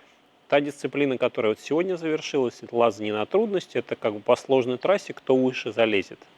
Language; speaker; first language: Russian; native; Russian